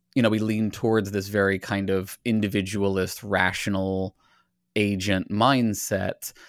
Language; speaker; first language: English; native; English